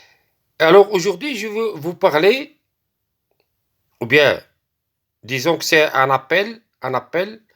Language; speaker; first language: French; non-native, local second language; Arabic